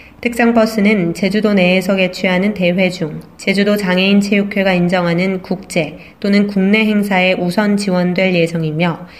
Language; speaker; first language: Korean; native; Korean